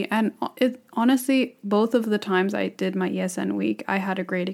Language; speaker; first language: English; non-native, local second language; Cantonese